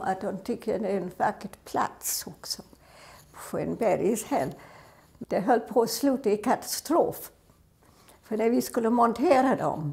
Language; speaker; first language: Swedish; non-native, fluent; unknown